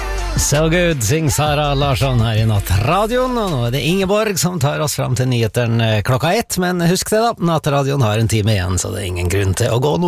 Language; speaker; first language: Norwegian; native; Norwegian